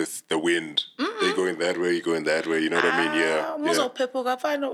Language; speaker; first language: English; non-native, local second language; Southern Sotho